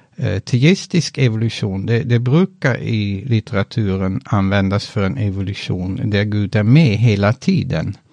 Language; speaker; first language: Swedish; non-native, fluent; Dutch